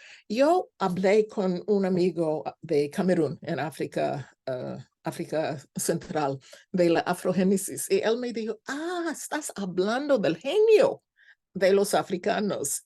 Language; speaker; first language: Spanish; non-native, fluent; English